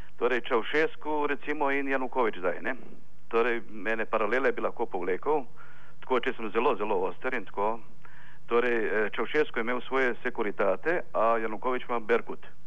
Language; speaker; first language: Slovenian; non-native, fluent; Ukrainian